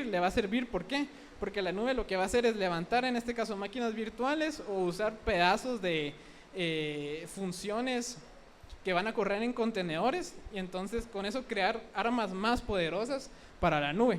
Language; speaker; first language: Spanish; native; Spanish